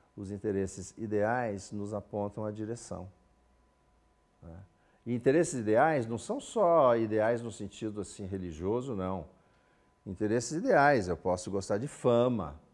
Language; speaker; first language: Portuguese; native; Portuguese